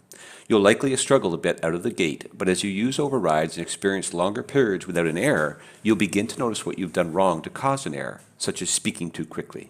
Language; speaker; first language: English; native; English